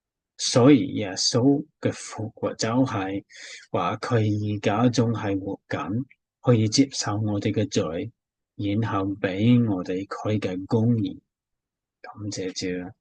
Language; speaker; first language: Cantonese; non-native, fluent; English